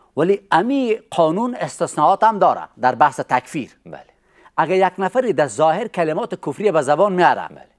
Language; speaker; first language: Persian; native; Persian